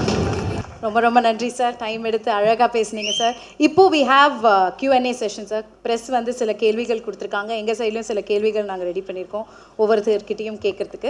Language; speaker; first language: Tamil; native; Tamil